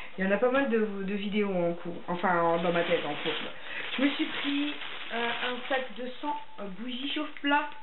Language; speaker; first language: French; native; French